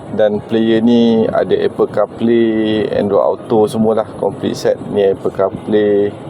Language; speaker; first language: Malay; native; Malay